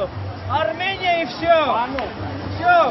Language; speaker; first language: Russian; non-native, fluent; Armenian